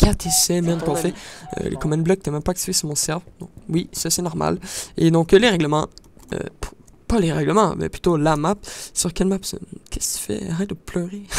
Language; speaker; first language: French; native; French